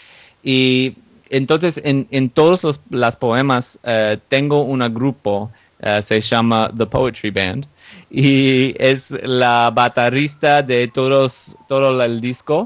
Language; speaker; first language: Spanish; non-native, learner; English